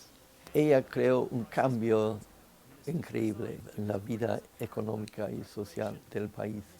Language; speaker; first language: Spanish; non-native, fluent; English